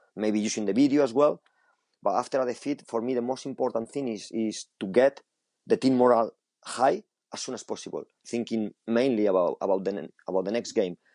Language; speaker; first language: English; non-native, fluent; Spanish